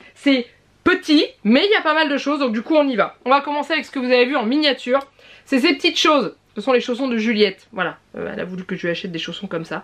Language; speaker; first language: French; native; French